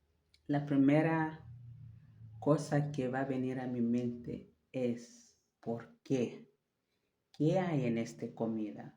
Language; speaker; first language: Spanish; non-native, fluent; French